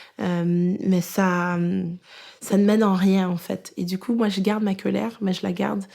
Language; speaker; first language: French; native; French